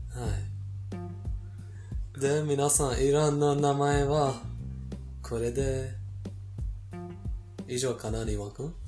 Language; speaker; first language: Japanese; non-native, fluent; Persian